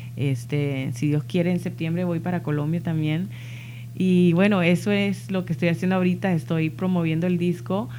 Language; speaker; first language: Spanish; early bilingual, heritage; Spanish